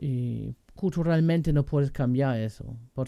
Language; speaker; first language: Spanish; non-native, fluent; German